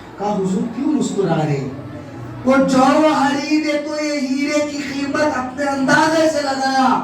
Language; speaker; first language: Urdu; native; Urdu